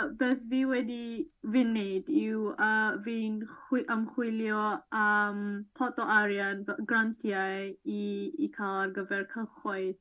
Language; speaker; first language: Welsh; non-native, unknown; Malay